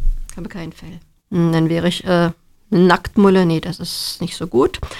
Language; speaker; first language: German; native; German